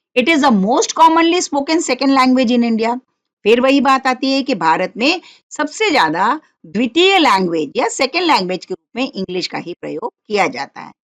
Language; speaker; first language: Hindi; non-native, local second language; Marathi